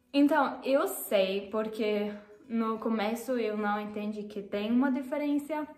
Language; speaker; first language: Portuguese; non-native, learner; German